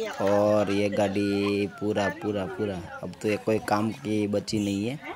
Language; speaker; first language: Hindi; non-native, local second language; Gujarati